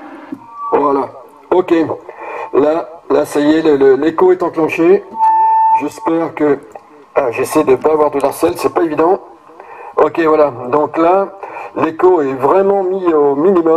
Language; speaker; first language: French; native; French